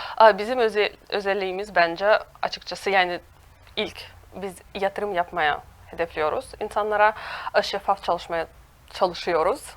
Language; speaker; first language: Turkish; non-native, fluent; Russian